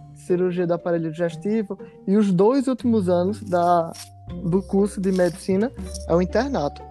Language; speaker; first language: Portuguese; native; Portuguese